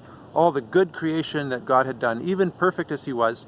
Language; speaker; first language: English; native; English